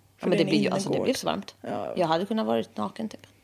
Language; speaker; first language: Swedish; native; Swedish